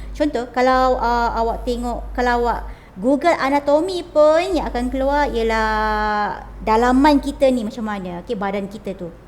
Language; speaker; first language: Malay; native; Malay